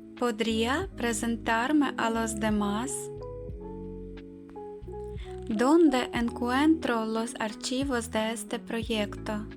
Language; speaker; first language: Spanish; non-native, fluent; Ukrainian